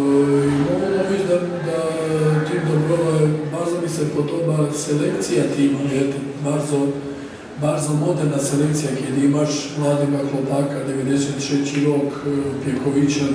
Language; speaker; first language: Polish; non-native, learner; Serbian